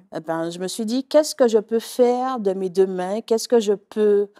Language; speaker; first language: French; native; French